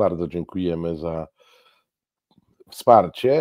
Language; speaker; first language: Polish; native; Polish